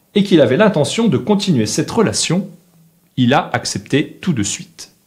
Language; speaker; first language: French; native; French